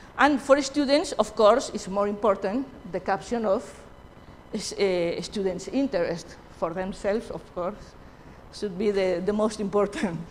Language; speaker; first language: English; non-native, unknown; Spanish